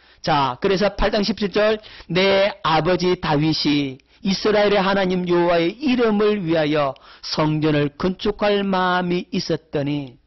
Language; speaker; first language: Korean; native; Korean